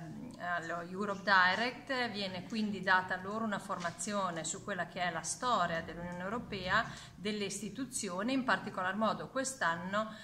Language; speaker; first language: Italian; native; Italian